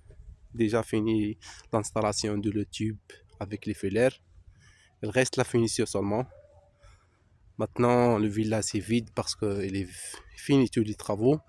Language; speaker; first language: French; non-native, local second language; Arabic